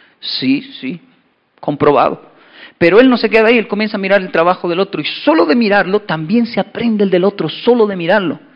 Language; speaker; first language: Spanish; native; Spanish